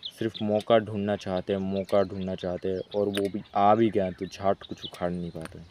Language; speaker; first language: Hindi; non-native, local second language; Marathi